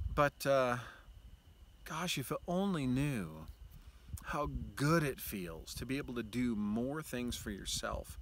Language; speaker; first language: English; native; English